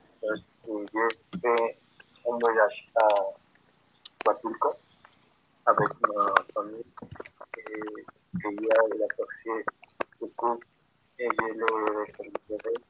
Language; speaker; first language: French; non-native, learner; Spanish